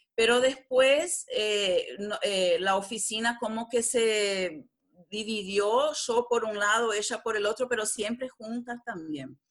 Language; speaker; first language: Spanish; native; Spanish